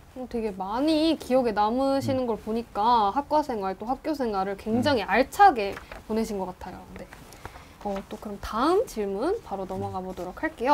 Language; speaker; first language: Korean; native; Korean